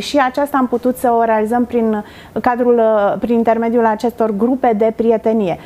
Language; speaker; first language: Romanian; native; Romanian